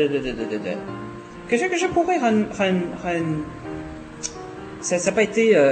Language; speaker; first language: Chinese; non-native, learner; French